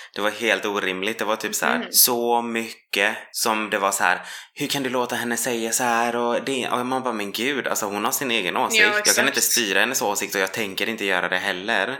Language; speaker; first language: Swedish; native; Swedish